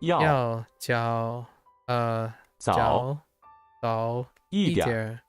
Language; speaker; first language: Chinese; non-native, learner; English